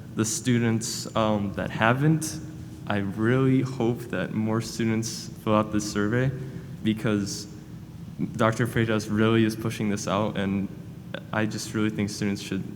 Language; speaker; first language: English; native; English